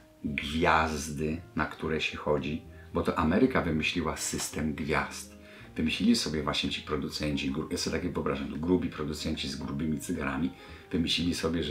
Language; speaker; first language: Polish; native; Polish